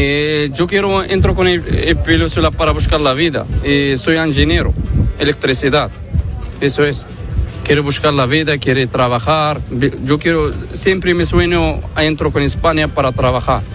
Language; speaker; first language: Spanish; non-native, learner; Arabic